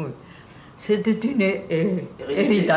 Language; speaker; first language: French; non-native, fluent; Spanish